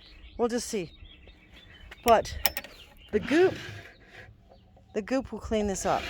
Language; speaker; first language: English; native; English